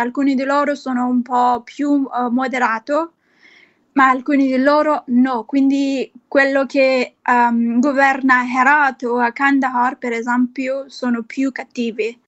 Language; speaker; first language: Italian; non-native, fluent; Persian